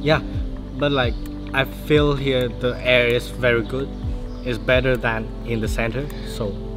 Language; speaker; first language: English; non-native, learner; Vietnamese